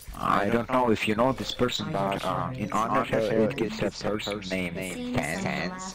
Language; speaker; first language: English; non-native, learner; German